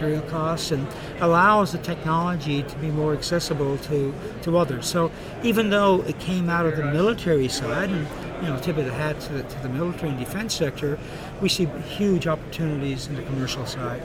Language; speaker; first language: English; native; English